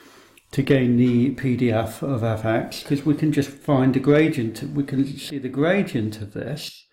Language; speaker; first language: English; native; English